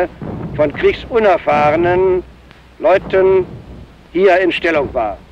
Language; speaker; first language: German; native; German